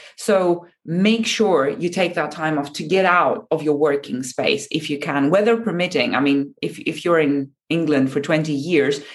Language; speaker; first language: English; non-native, fluent; Japanese